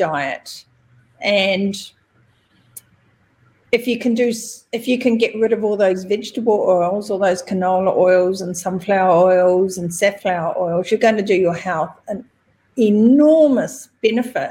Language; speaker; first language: English; native; English